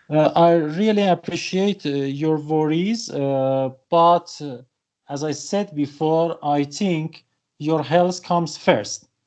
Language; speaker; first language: English; non-native, learner; Persian